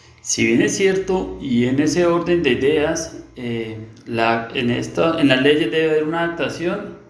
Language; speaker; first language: Spanish; native; Spanish